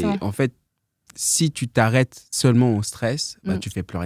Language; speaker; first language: French; native; French